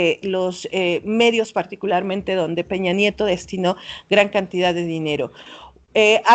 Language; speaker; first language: Spanish; native; Spanish